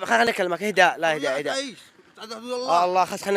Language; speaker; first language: Arabic; native; Arabic